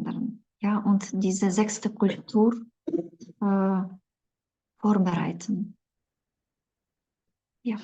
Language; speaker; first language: German; non-native, fluent; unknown